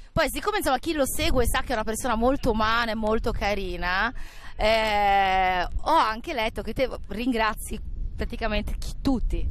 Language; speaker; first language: Italian; native; Italian